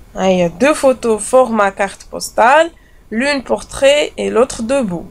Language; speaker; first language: French; non-native, local second language; Arabic